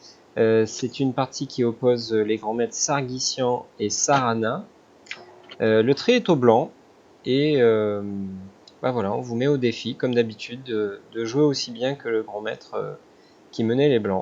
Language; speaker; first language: French; native; French